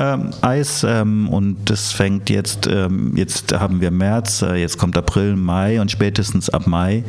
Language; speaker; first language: German; early bilingual, other home language; Italian